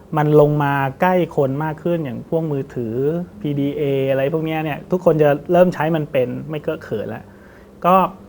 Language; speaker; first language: Thai; native; Thai